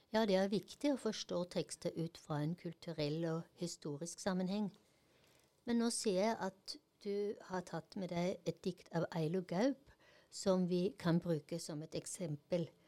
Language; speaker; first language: Norwegian; non-native, fluent; German